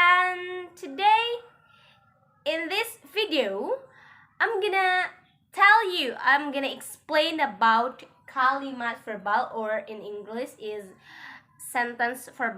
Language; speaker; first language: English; non-native, learner; Indonesian